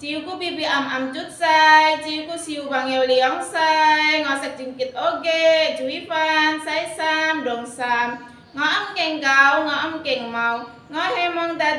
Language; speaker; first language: Cantonese; non-native, learner; Indonesian